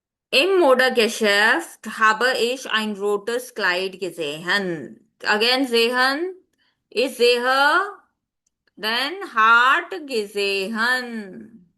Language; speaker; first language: German; non-native, fluent; Hindi